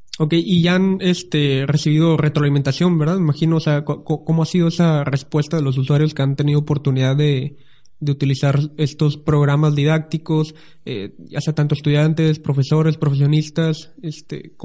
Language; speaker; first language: Spanish; native; Spanish